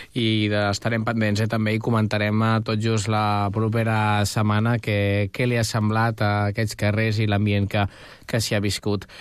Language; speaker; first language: Catalan; native; Catalan